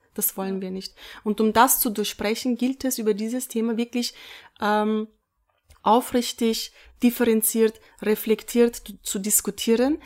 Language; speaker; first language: German; early bilingual, other home language; Turkish